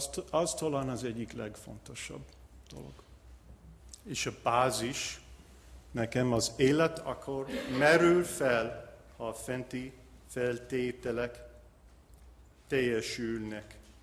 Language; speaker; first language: Hungarian; non-native, learner; English